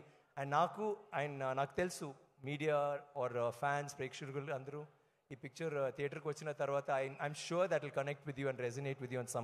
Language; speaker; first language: Telugu; non-native, learner; Tamil